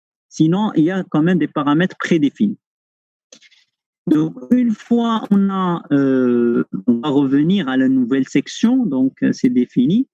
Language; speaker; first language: French; non-native, local second language; Arabic